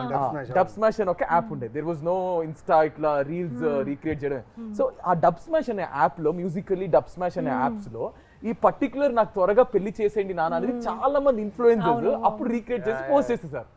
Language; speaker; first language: Telugu; native; Telugu